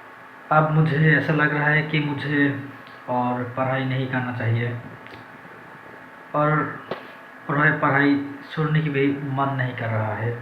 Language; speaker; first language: Hindi; non-native, learner; Bangla